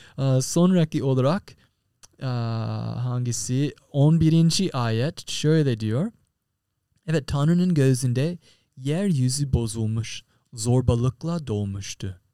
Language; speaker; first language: Turkish; non-native, fluent; English